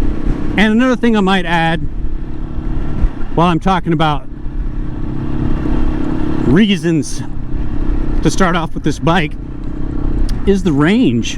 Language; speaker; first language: English; native; English